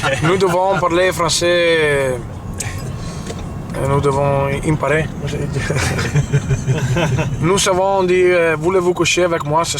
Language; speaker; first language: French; non-native, learner; Italian